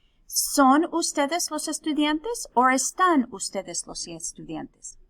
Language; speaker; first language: Spanish; non-native, fluent; English